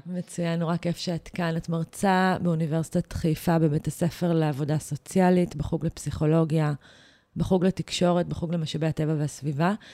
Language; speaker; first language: Hebrew; native; Hebrew